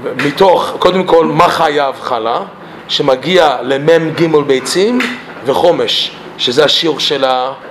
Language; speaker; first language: Hebrew; non-native, fluent; English